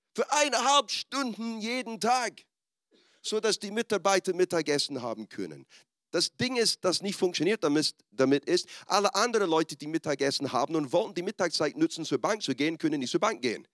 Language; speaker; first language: German; non-native, fluent; English